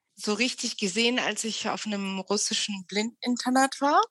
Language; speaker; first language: German; early bilingual, other home language; Russian